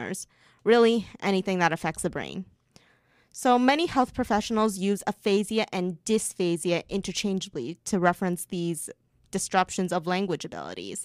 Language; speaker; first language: English; early bilingual, other home language; Chinese